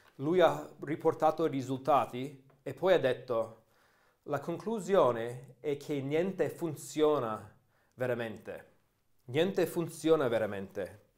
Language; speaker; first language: Italian; non-native, fluent; English